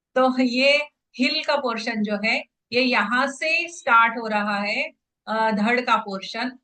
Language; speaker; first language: Hindi; non-native, local second language; Marathi